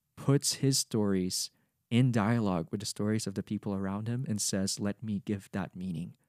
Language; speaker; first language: English; non-native, local second language; Cebuano